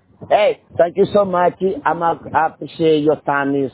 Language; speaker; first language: English; non-native, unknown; Portuguese